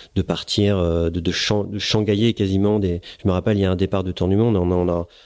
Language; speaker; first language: French; native; French